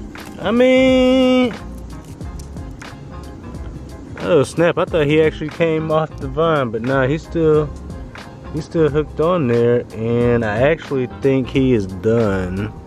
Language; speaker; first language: English; native; English